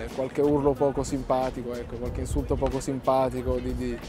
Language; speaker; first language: Italian; native; Italian